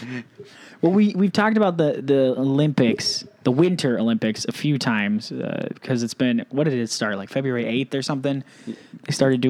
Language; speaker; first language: English; native; English